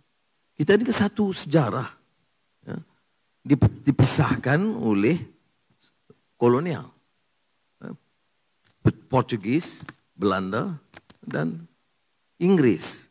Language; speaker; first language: Malay; native; Malay